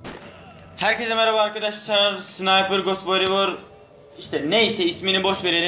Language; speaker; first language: Turkish; native; Turkish